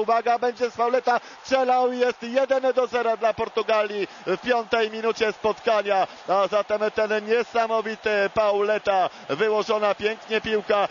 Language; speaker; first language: Polish; native; Polish